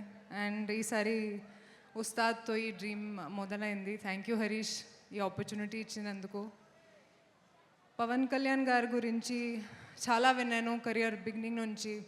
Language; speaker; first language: Telugu; non-native, local second language; Hindi